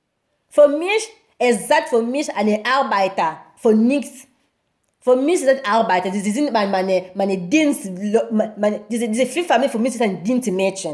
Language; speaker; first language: German; non-native, learner; Lingala